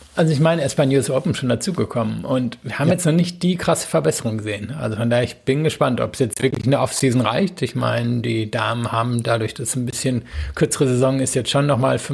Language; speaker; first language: German; native; German